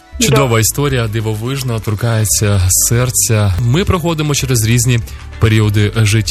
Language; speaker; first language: Ukrainian; native; Ukrainian